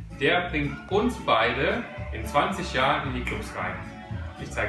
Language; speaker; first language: German; native; German